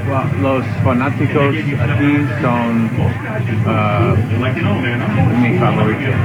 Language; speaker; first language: Spanish; non-native, learner; English